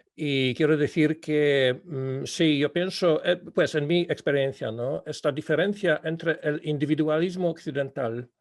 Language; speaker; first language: Spanish; non-native, fluent; Polish